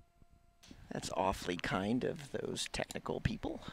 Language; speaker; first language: English; native; English